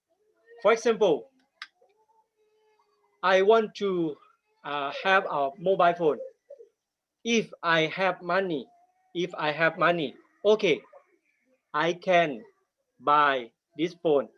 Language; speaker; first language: English; non-native, learner; Thai